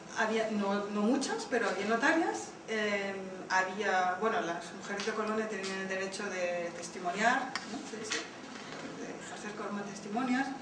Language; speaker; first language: Spanish; early bilingual, heritage; Spanish